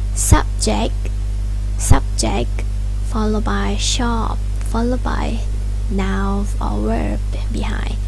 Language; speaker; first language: English; non-native, fluent; Thai